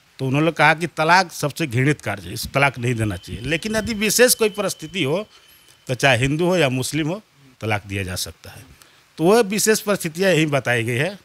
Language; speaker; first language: Hindi; native; Hindi